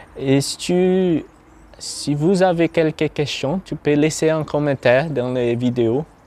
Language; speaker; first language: French; non-native, learner; Portuguese